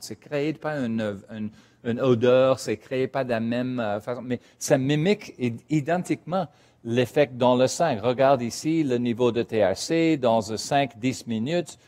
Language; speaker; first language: French; non-native, fluent; English